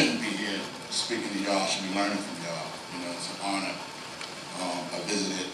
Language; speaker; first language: English; native; English